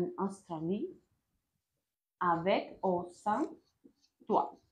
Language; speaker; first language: French; non-native, learner; Spanish